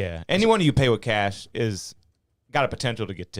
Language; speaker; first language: English; native; English